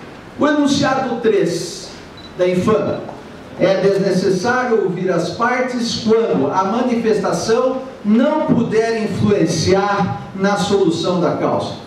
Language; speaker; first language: Portuguese; native; Portuguese